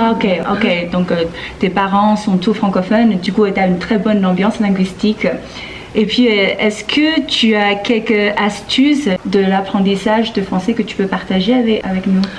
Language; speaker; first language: French; non-native, fluent; Chinese